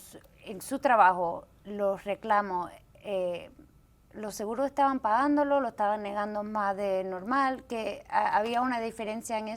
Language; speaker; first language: Spanish; early bilingual, heritage; Spanish